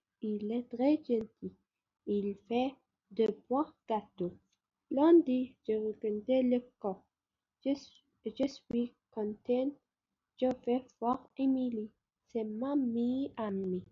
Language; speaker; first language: French; non-native, learner; Arabic